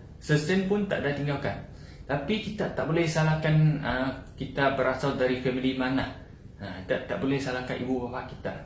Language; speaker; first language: Malay; non-native, local second language; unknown